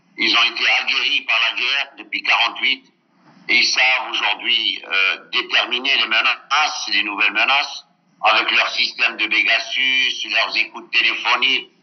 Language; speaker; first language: French; non-native, local second language; Arabic